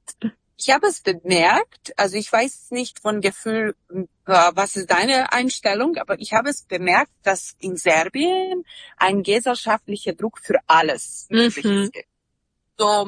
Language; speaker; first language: German; non-native, fluent; Serbian